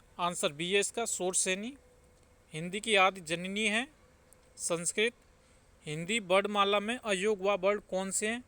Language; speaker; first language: Hindi; native; Hindi